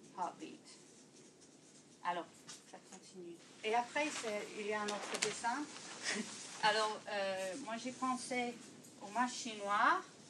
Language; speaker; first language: French; non-native, fluent; English